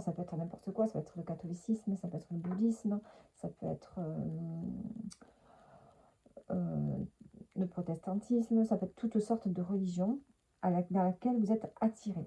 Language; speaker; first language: French; native; French